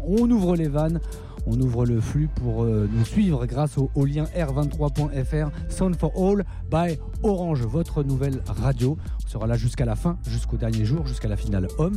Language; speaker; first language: French; native; French